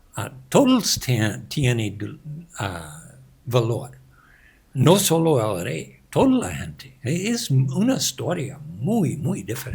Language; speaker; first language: Spanish; non-native, learner; English